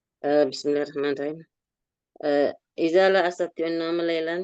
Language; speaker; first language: Arabic; non-native, learner; Indonesian